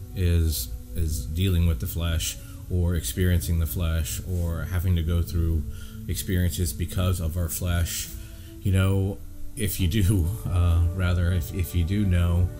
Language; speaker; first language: English; native; English